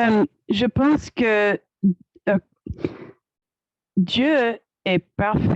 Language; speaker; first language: French; non-native, learner; English